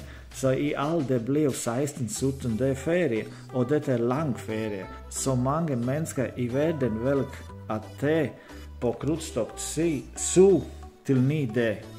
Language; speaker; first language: Swedish; non-native, learner; Danish